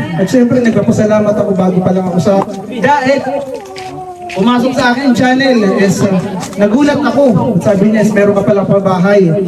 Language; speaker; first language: Filipino; non-native, local second language; Waray